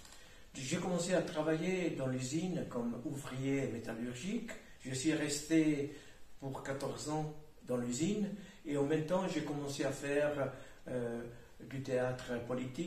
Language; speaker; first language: French; non-native, fluent; Italian